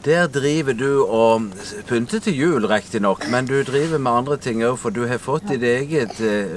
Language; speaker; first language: Norwegian; native; Norwegian